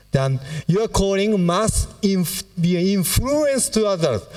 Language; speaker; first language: English; non-native, fluent; Japanese